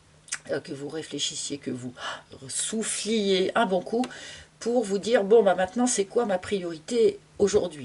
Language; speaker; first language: French; native; French